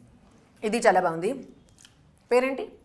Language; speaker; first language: Telugu; non-native, local second language; Hindi